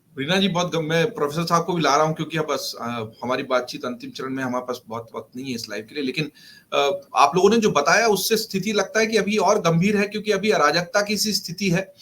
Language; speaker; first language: Hindi; native; Hindi